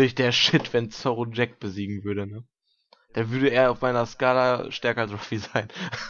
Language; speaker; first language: German; native; German